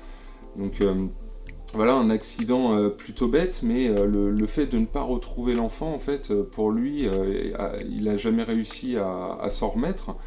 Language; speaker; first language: French; native; French